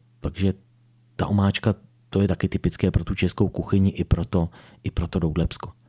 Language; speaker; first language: Czech; native; Czech